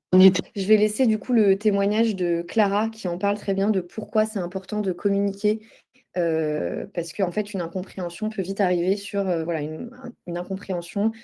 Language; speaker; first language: French; native; French